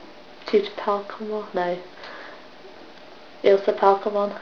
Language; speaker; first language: French; non-native, learner; English